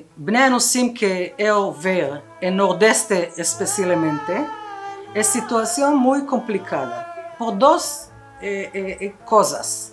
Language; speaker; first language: Portuguese; non-native, learner; Spanish